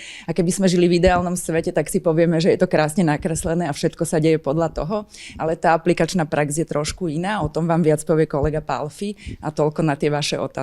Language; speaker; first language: Slovak; native; Slovak